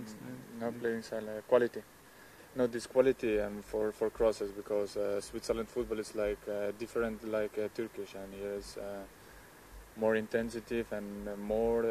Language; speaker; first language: English; non-native, learner; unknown